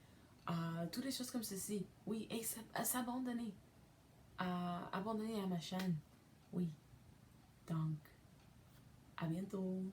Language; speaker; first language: French; non-native, learner; English